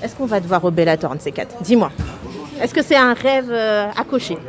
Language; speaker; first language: French; native; French